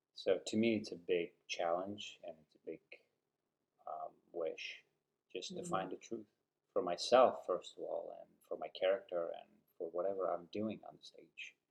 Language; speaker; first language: English; non-native, fluent; Uzbek